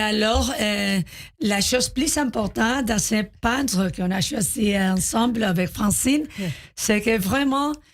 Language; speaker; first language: French; non-native, learner; Spanish